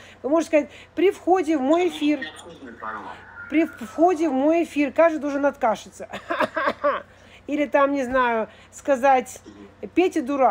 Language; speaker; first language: Russian; native; Russian